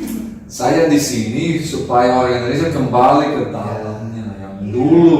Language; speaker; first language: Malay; non-native, fluent; Dutch